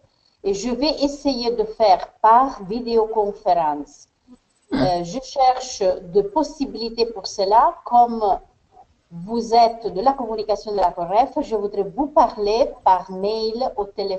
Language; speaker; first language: French; non-native, fluent; Spanish